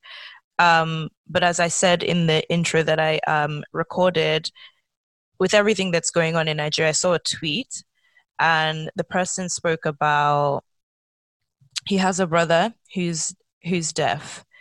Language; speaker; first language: English; non-native, local second language; Yoruba